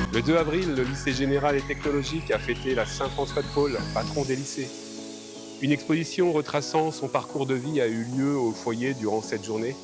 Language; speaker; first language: French; native; French